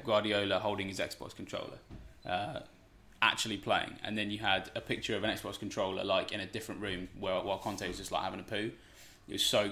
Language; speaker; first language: English; native; English